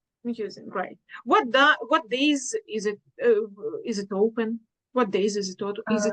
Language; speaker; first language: English; non-native, fluent; Russian